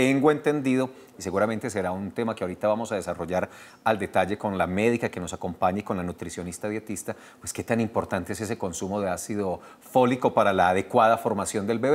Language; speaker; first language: Spanish; native; Spanish